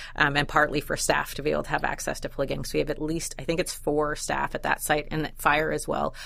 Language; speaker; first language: English; native; English